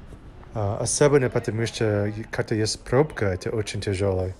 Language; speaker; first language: Russian; non-native, learner; English